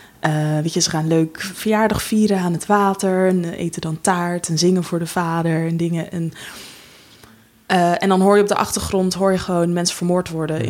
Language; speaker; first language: Dutch; native; Dutch